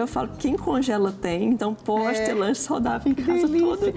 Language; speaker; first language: Portuguese; native; Portuguese